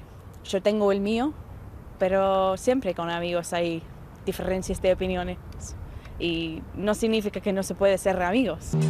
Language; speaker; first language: Spanish; non-native, fluent; English